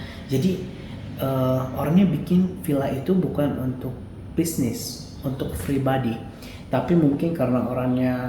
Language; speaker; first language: Indonesian; non-native, fluent; Arabic